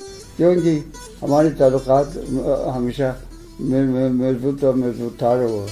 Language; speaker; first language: Hindi; non-native, local second language; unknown